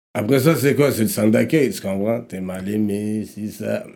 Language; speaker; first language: French; early bilingual, other home language; Rundi